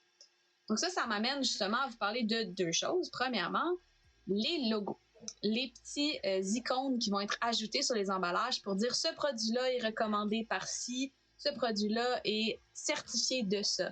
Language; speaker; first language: French; native; French